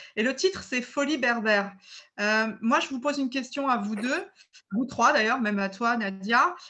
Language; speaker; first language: French; early bilingual, other home language; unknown